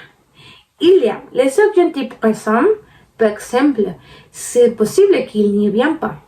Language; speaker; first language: French; non-native, learner; Spanish